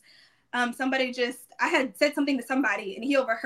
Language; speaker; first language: English; native; English